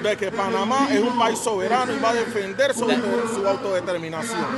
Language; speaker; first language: Spanish; native; Spanish